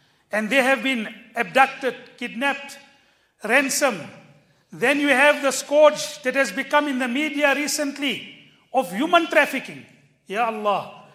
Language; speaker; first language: English; early bilingual, other home language; Urdu